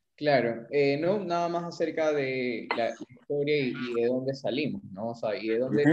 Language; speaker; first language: Spanish; native; Spanish